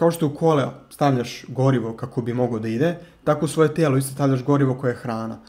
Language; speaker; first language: Serbian; native; Serbian